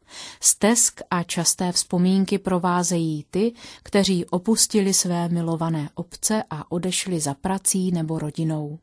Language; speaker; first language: Czech; native; Czech